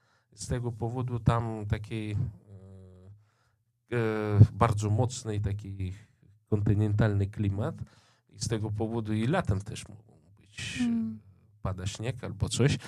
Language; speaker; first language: Polish; non-native, fluent; Russian